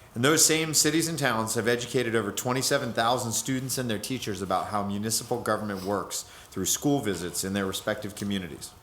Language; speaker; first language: English; native; English